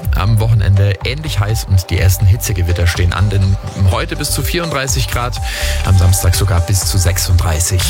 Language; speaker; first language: German; native; German